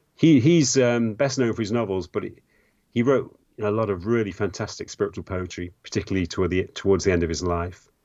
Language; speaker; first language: English; native; English